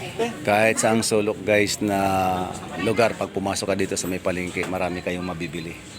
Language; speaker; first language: Filipino; native; Filipino